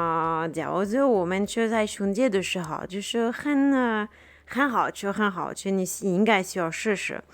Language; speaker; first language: Chinese; non-native, learner; French